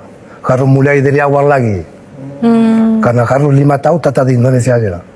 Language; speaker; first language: Indonesian; non-native, fluent; Spanish